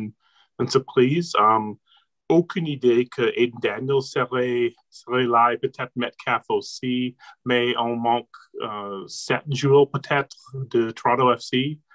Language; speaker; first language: French; non-native, local second language; English